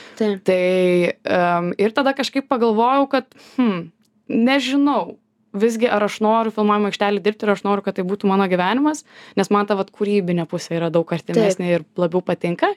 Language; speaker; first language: Lithuanian; native; Lithuanian